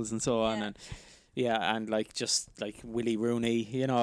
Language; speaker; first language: English; native; English